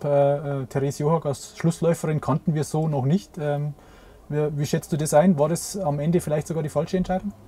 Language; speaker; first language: German; native; German